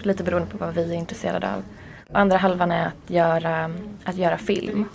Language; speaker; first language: Swedish; native; Swedish